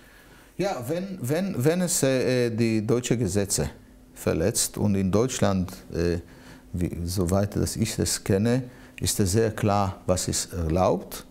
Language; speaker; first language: German; non-native, fluent; Hebrew